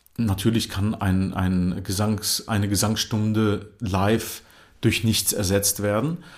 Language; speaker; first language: German; non-native, fluent; Croatian